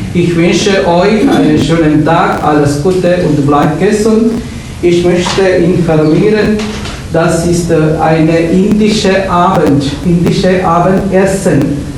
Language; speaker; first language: German; non-native, learner; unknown